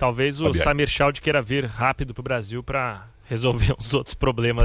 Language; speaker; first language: Portuguese; native; Portuguese